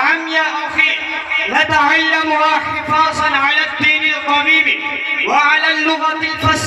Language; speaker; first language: Arabic; non-native, learner; Urdu